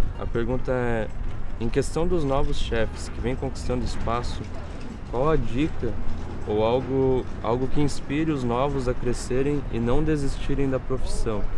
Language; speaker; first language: Portuguese; native; Portuguese